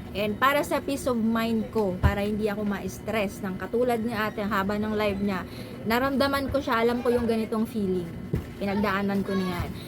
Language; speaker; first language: Filipino; non-native, local second language; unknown